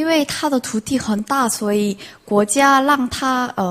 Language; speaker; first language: Chinese; non-native, fluent; Korean